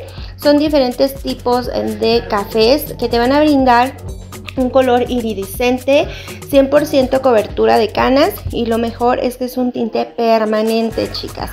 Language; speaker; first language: Spanish; native; Spanish